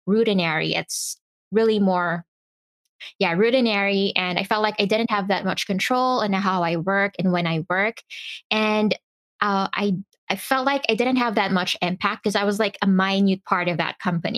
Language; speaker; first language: English; non-native, local second language; Filipino